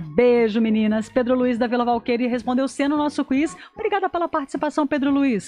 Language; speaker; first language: Portuguese; native; Portuguese